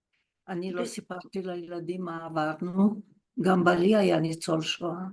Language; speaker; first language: Hebrew; early bilingual, other home language; Polish